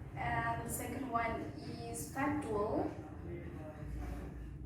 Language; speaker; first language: English; non-native, fluent; Indonesian